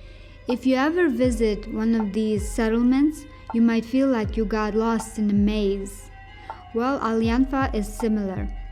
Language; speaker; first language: English; non-native, fluent; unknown